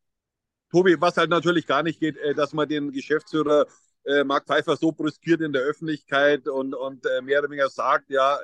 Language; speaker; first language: German; native; German